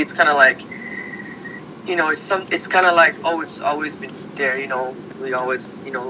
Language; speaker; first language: English; early bilingual, other home language; Slovak